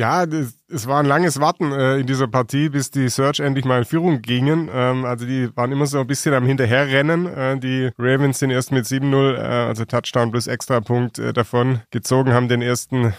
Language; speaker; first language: German; native; German